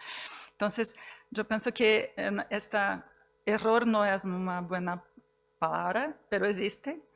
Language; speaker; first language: Spanish; non-native, fluent; Portuguese